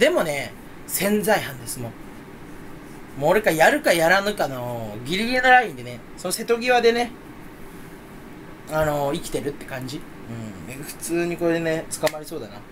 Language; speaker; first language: Japanese; native; Japanese